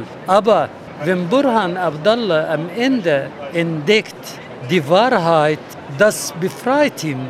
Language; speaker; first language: German; non-native, fluent; Arabic